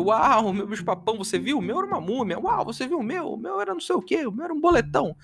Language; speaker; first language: Portuguese; native; Portuguese